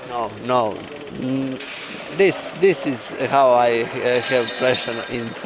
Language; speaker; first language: English; non-native, learner; Polish